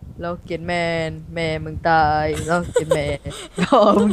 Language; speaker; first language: Thai; native; Thai